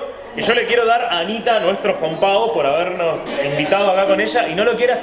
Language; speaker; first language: Spanish; native; Spanish